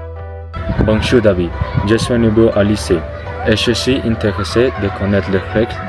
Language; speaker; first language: French; non-native, learner; Spanish